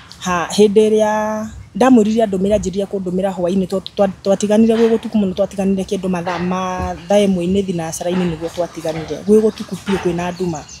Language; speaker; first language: Kikuyu; native; Kikuyu